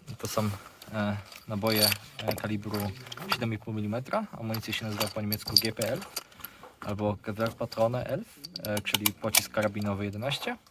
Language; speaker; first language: Polish; native; Polish